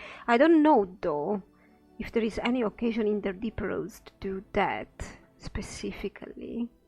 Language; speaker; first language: English; non-native, fluent; Italian